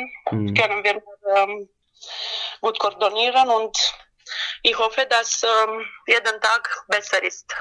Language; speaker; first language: German; non-native, learner; Romanian